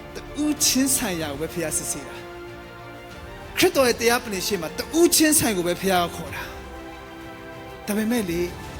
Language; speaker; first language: Burmese; non-native, local second language; Kachin